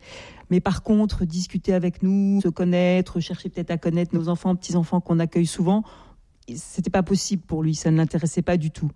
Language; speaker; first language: French; native; French